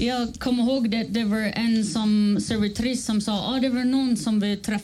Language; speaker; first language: Swedish; non-native, fluent; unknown